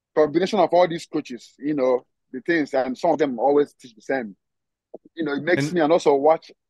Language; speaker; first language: English; non-native, local second language; Igbo